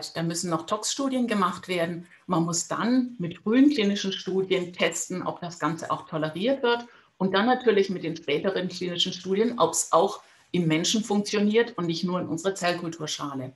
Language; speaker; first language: German; native; German